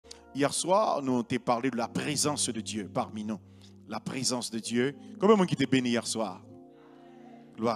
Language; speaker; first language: French; non-native, local second language; Haitian Creole